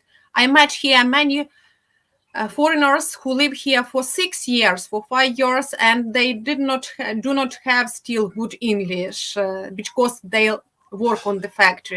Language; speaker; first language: English; non-native, fluent; Ukrainian